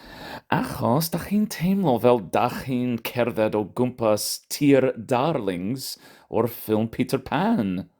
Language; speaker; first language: Welsh; non-native, fluent; English